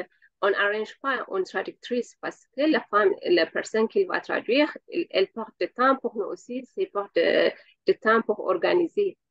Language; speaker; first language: French; non-native, learner; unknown